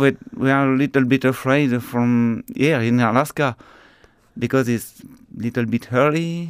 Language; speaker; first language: English; non-native, learner; French